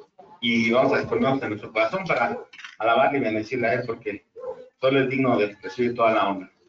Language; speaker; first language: Spanish; native; Spanish